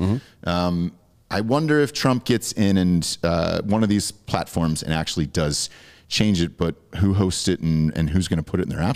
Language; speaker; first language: English; native; English